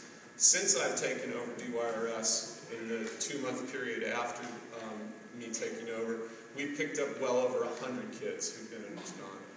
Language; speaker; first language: English; native; English